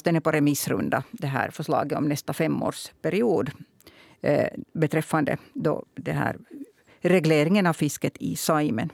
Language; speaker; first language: Swedish; native; Swedish